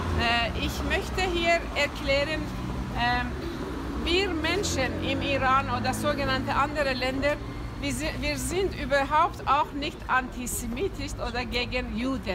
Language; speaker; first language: German; non-native, fluent; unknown